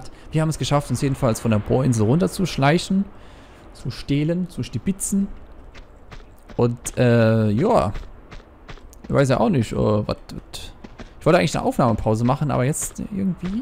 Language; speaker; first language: German; native; German